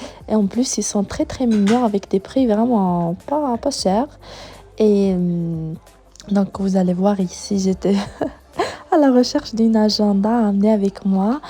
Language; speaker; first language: French; non-native, fluent; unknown